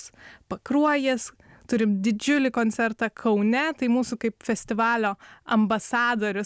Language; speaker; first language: Lithuanian; native; Lithuanian